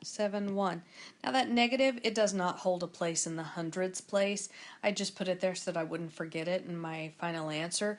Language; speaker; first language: English; native; English